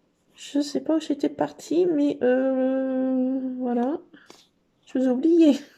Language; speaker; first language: French; native; French